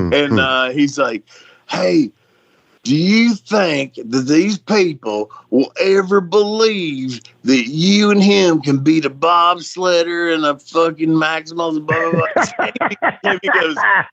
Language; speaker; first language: English; native; English